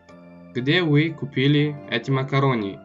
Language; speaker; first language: Russian; non-native, local second language; Tajik